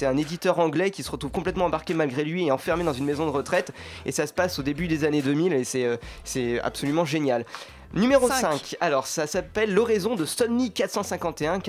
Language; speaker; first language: French; native; French